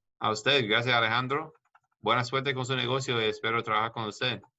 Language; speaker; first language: Spanish; non-native, learner; English